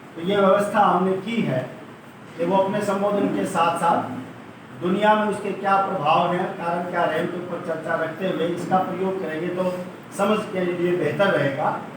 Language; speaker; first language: Hindi; native; Hindi